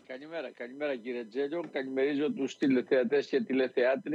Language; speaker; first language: Greek; native; Greek